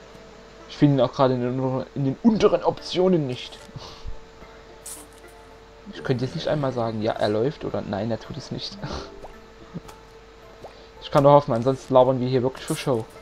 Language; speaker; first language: German; native; German